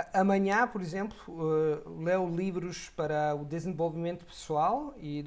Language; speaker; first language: Portuguese; non-native, fluent; Italian